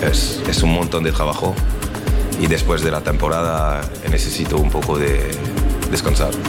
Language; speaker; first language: Spanish; non-native, learner; French